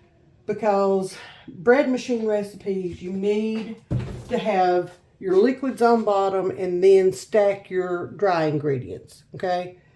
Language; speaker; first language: English; native; English